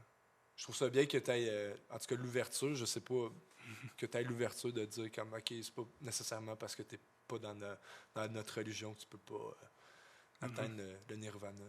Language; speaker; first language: French; native; French